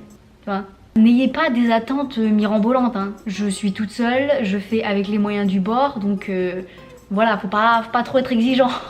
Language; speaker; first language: French; native; French